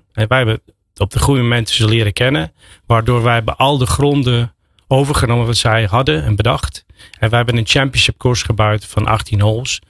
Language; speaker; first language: Dutch; non-native, fluent; English